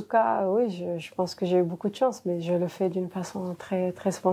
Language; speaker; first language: French; non-native, local second language; Arabic